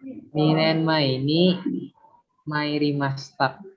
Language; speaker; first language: Japanese; non-native, learner; Indonesian